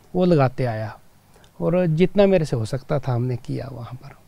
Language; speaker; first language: Hindi; native; Hindi